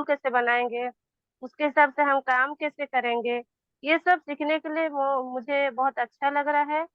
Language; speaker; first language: Hindi; non-native, local second language; Odia